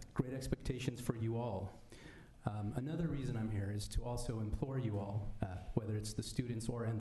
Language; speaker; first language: English; native; English